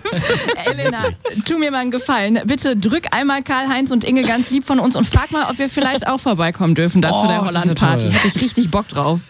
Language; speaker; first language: German; native; German